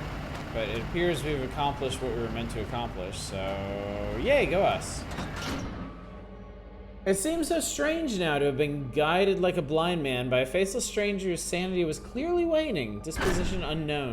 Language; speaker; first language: English; native; English